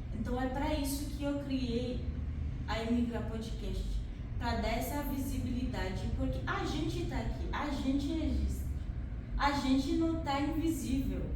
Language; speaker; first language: Portuguese; non-native, fluent; Haitian Creole